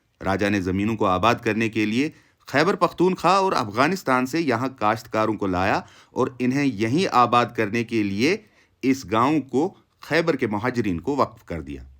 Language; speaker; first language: Urdu; non-native, local second language; Kashmiri